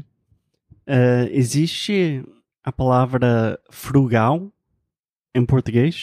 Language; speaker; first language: Portuguese; non-native, fluent; English